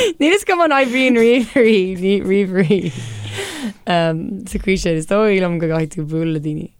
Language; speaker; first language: Irish; non-native, local second language; English